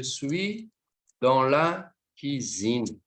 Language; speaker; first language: French; non-native, fluent; Portuguese